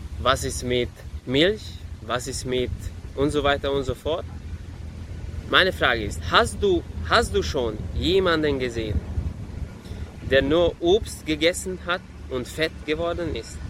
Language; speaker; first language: German; non-native, fluent; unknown